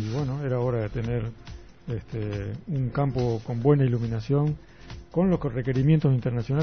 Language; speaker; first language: Spanish; native; Spanish